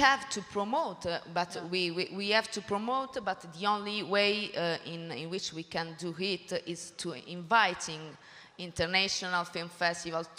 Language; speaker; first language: English; non-native, learner; Italian